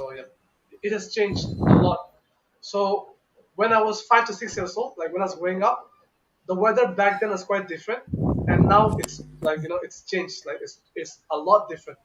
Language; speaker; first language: English; non-native, local second language; Bangla